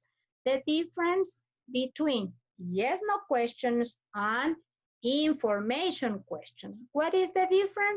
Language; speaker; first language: English; non-native, fluent; Spanish